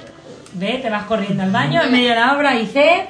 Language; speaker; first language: Spanish; native; Spanish